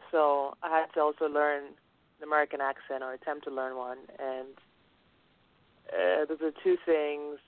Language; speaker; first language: English; non-native, local second language; Yoruba